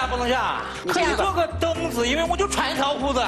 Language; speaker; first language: Chinese; native; Chinese